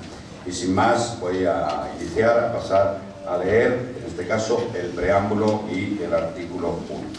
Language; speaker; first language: Spanish; native; Spanish